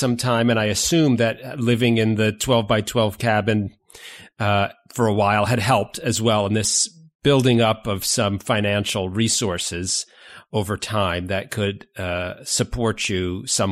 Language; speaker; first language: English; native; English